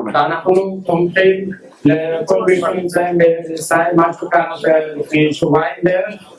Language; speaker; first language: Hebrew; non-native, fluent; Tigrinya